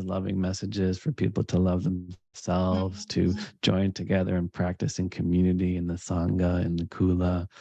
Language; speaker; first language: English; native; English